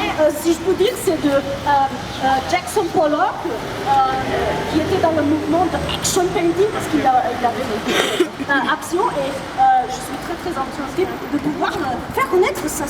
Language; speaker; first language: French; non-native, fluent; Slovenian